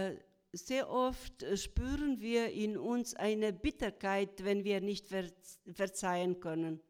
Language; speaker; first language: German; non-native, fluent; Croatian